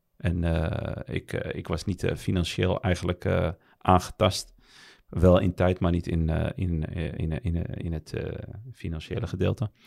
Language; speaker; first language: Dutch; early bilingual, other home language; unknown